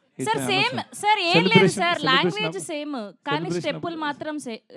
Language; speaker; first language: Telugu; native; Telugu